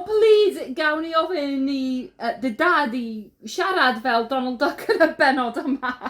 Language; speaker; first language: Welsh; non-native, learner; English